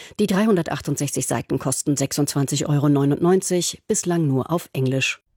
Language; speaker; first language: German; native; German